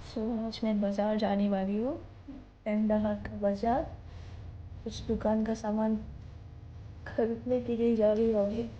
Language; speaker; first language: Hindi; non-native, local second language; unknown